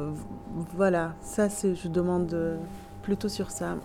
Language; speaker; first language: French; non-native, local second language; Arabic